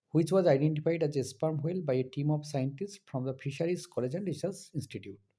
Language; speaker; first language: English; non-native, local second language; Bangla